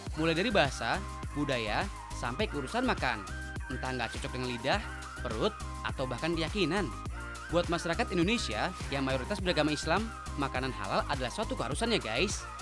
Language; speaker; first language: Indonesian; native; Indonesian